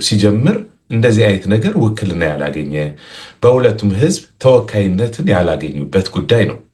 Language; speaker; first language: Amharic; non-native, local second language; Tigrinya